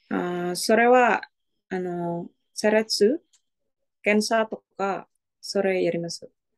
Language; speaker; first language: Japanese; non-native, learner; Indonesian